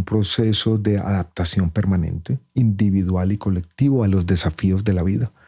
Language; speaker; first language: Spanish; native; Spanish